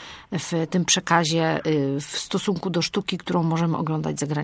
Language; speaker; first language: Polish; native; Polish